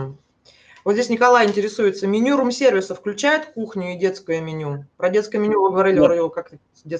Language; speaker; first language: Russian; native; Russian